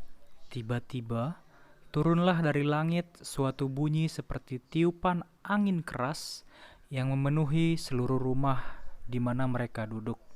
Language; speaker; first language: Indonesian; native; Indonesian